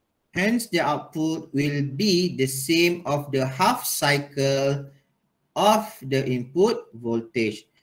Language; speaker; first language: English; non-native, local second language; Malay